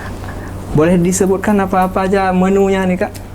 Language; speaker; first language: Indonesian; native; Indonesian